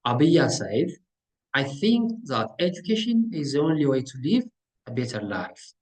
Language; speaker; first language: English; non-native, local second language; Amharic